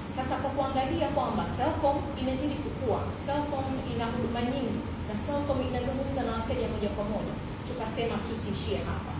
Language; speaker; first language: Swahili; native; Swahili